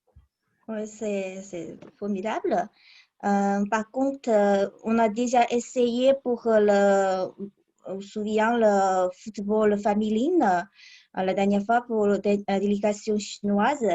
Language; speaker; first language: French; non-native, learner; Chinese